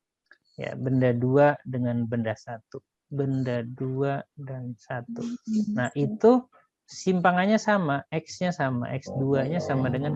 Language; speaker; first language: Indonesian; native; Indonesian